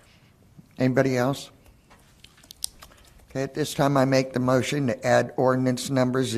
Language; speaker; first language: English; native; English